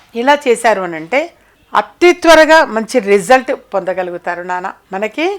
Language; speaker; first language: Telugu; native; Telugu